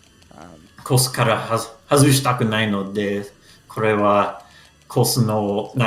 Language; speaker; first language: Japanese; non-native, learner; English